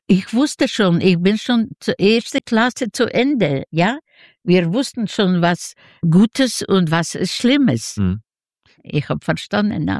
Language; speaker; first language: German; non-native, learner; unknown